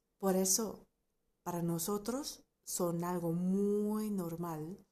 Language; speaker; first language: Spanish; non-native, fluent; Japanese